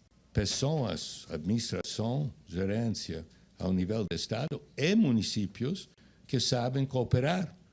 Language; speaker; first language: Portuguese; non-native, fluent; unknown